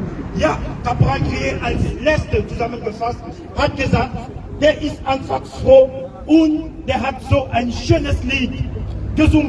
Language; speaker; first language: German; non-native, fluent; French